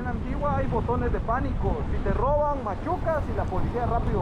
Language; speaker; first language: Spanish; native; Spanish